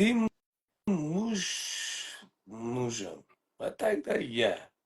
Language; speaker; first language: Russian; non-native, learner; Uzbek